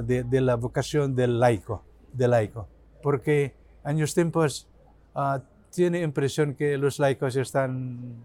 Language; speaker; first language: Spanish; non-native, learner; Cebuano